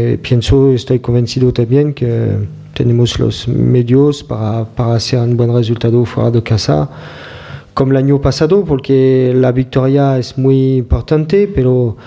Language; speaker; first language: Spanish; non-native, fluent; French